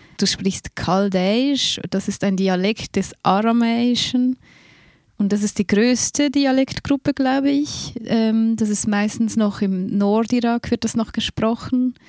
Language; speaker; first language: German; native; German